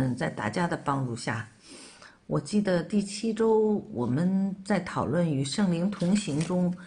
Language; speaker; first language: Chinese; native; Chinese